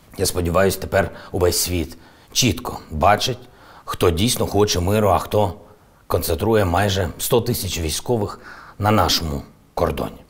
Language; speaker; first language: Ukrainian; non-native, local second language; Russian